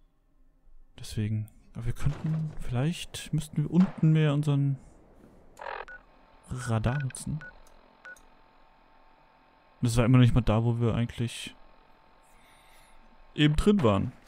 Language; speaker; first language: German; native; German